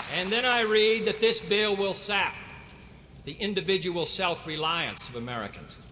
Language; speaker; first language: English; native; English